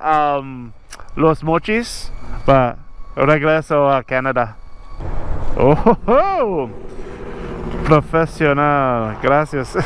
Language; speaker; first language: Spanish; non-native, learner; English